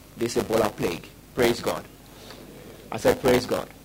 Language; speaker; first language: English; non-native, local second language; Yoruba